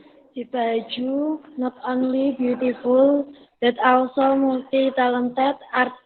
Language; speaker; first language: English; non-native, learner; Indonesian